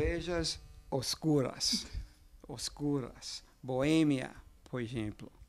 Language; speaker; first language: Portuguese; non-native, learner; English